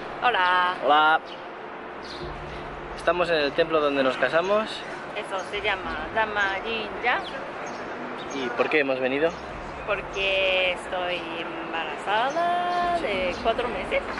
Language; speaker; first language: Spanish; non-native, learner; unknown